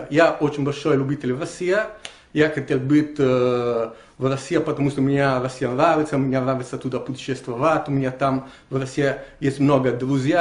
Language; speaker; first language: Russian; non-native, learner; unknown